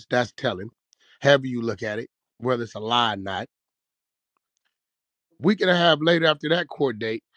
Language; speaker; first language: English; native; English